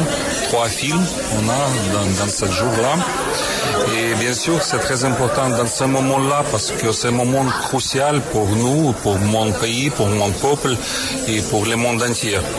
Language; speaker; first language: French; non-native, fluent; Ukrainian